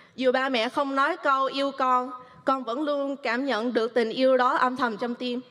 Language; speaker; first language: Vietnamese; early bilingual, heritage; Vietnamese